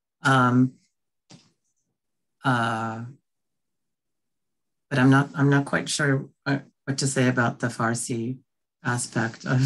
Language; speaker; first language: English; early bilingual, other home language; Bangla